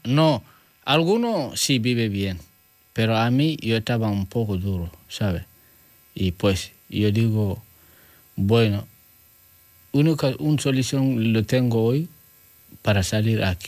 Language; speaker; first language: Spanish; non-native, learner; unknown